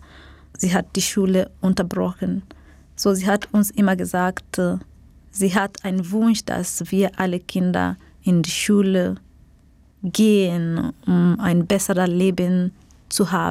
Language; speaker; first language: German; non-native, fluent; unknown